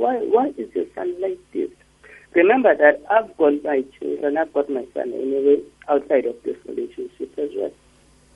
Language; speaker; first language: English; non-native, local second language; Xhosa